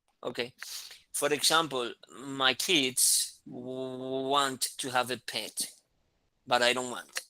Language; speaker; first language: English; non-native, fluent; Spanish